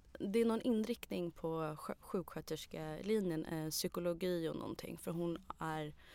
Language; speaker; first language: Swedish; early bilingual, other home language; Arabic